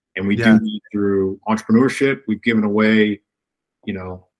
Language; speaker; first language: English; native; English